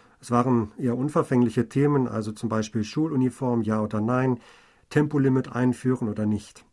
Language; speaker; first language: German; native; German